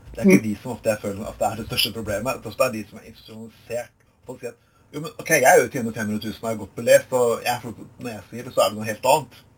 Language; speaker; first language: Norwegian; native; Norwegian